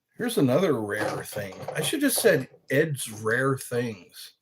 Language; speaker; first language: English; native; English